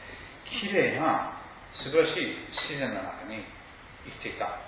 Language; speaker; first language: Japanese; non-native, fluent; English